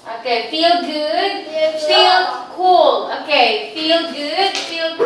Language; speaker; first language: English; non-native, fluent; Korean